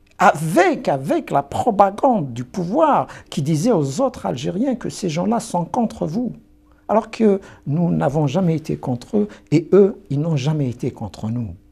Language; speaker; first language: French; non-native, local second language; Kabyle